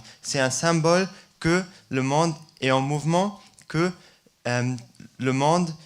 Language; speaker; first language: French; non-native, fluent; German